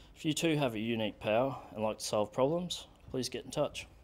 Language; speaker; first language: English; native; English